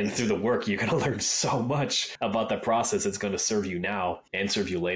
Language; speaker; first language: English; native; English